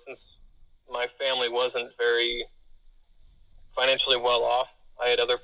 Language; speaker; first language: English; native; English